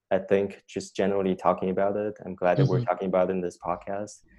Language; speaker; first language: English; non-native, fluent; Chinese